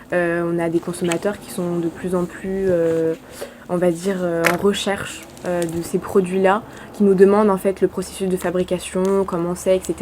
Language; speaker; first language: French; native; French